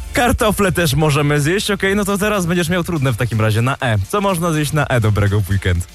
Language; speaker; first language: Polish; native; Polish